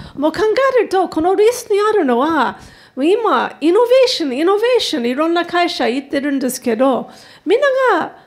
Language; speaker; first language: Japanese; non-native, fluent; English